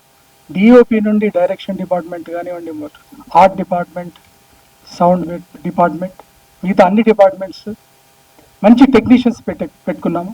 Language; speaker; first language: Telugu; native; Telugu